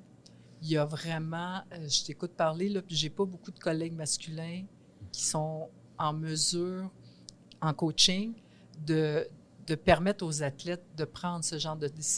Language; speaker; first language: French; native; French